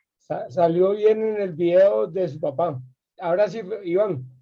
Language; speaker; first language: Spanish; native; Spanish